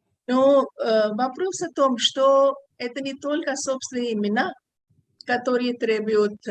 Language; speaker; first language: Russian; non-native, fluent; Hindi